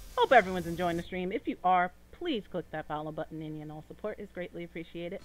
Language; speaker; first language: English; native; English